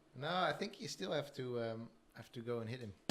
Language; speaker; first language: English; non-native, fluent; Dutch